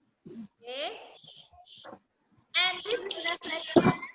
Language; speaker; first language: English; non-native, learner; Indonesian